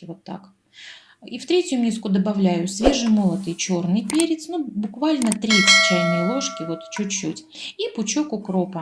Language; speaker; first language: Russian; native; Russian